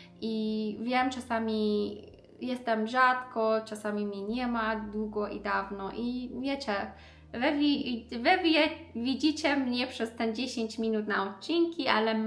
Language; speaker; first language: Polish; non-native, learner; Persian